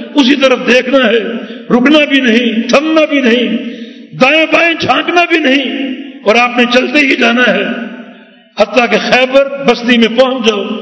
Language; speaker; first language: Urdu; native; Urdu